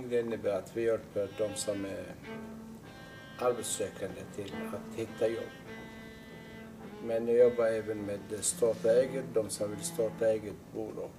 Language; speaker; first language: Swedish; non-native, fluent; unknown